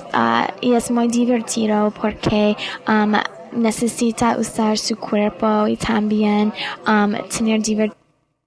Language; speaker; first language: Spanish; non-native, learner; English